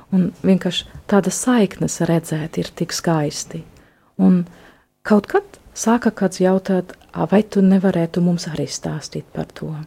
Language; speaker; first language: Latvian; non-native, fluent; German